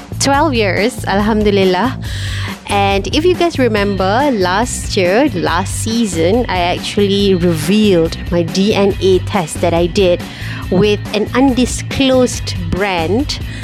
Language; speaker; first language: English; non-native, local second language; Malay